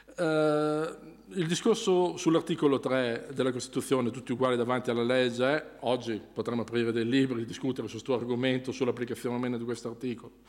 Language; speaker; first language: Italian; native; Italian